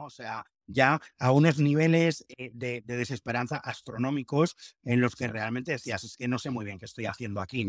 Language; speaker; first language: Spanish; native; Spanish